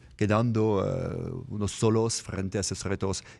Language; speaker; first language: Spanish; non-native, fluent; French